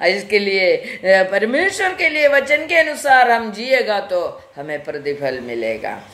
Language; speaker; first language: Hindi; non-native, local second language; Malayalam